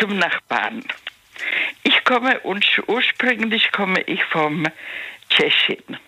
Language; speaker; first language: German; non-native, learner; Czech